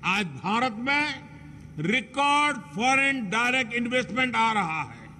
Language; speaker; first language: Hindi; non-native, local second language; Gujarati